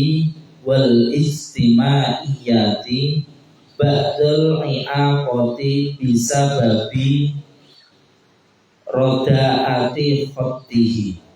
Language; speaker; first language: Arabic; non-native, fluent; Indonesian